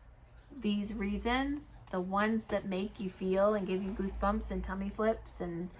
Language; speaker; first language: English; native; English